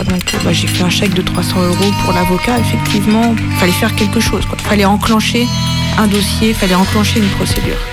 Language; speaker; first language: French; native; French